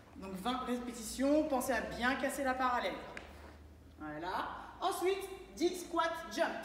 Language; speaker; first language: French; native; French